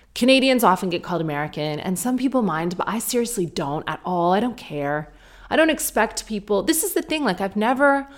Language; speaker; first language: English; native; English